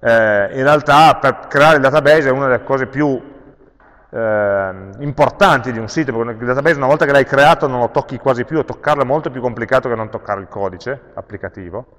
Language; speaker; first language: Italian; native; Italian